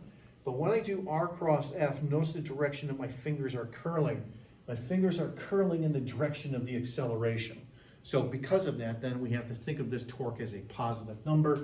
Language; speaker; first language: English; native; English